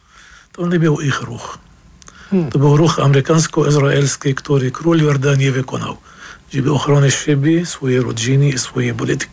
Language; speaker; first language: Polish; non-native, fluent; Arabic